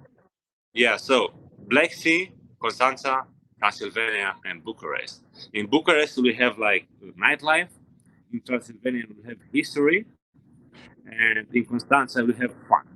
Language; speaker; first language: English; non-native, learner; Romanian